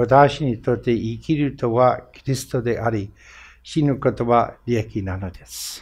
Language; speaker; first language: Japanese; non-native, fluent; English